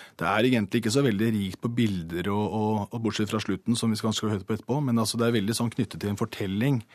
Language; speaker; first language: Norwegian; native; Norwegian